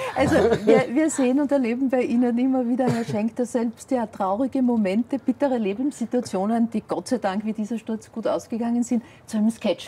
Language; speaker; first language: German; native; German